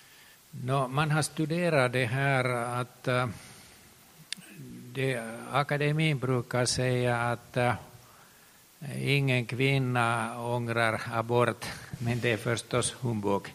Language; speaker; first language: Swedish; non-native, local second language; Finnish